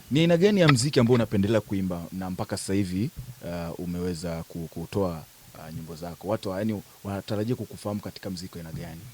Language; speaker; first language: Swahili; native; Swahili